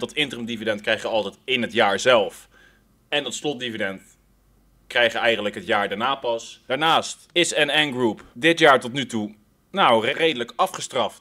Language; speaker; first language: Dutch; native; Dutch